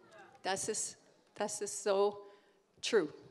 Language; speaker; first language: German; early bilingual, heritage; English